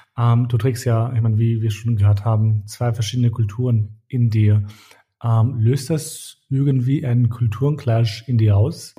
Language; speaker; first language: German; early bilingual, other home language; Albanian